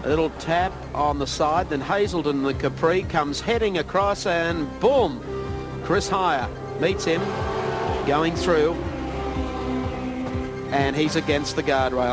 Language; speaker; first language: English; native; English